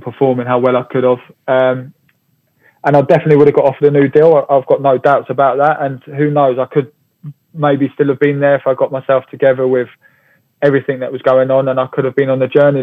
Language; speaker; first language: English; native; English